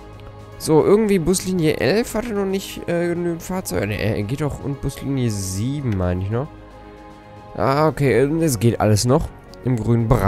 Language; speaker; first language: German; native; German